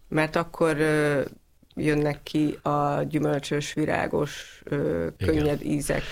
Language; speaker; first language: Hungarian; native; Hungarian